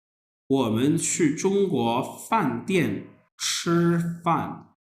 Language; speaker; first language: Chinese; non-native, fluent; Urdu